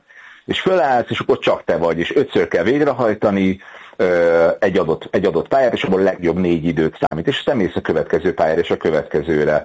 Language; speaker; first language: Hungarian; native; Hungarian